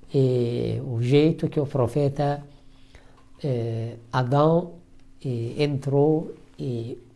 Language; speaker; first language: Portuguese; non-native, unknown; Persian